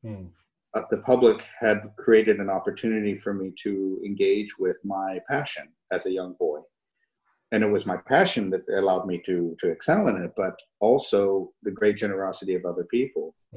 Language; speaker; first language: English; native; English